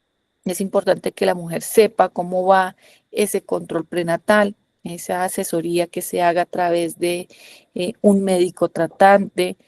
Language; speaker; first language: Spanish; native; Spanish